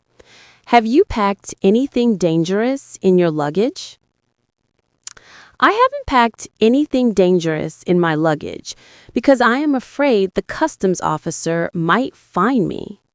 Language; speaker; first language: English; non-native, learner; Vietnamese